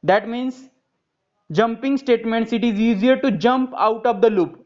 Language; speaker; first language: English; non-native, local second language; Marathi